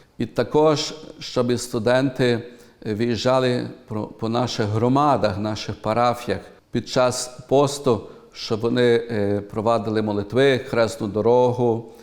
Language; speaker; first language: Ukrainian; early bilingual, heritage; Ukrainian